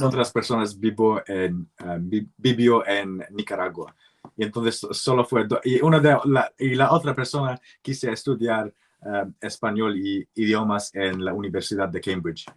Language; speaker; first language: Spanish; non-native, learner; English